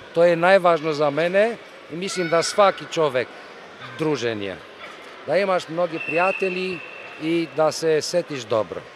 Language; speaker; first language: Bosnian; non-native, fluent; Romanian